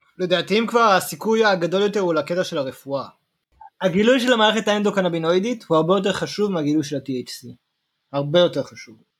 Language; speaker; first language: Hebrew; native; Hebrew